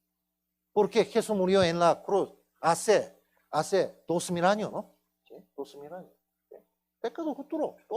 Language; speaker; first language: Spanish; non-native, fluent; Korean